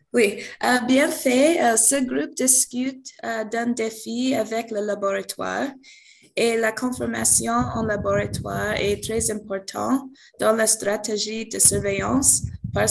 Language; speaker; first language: French; non-native, fluent; English